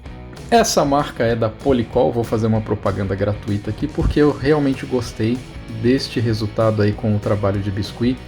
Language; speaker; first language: Portuguese; native; Portuguese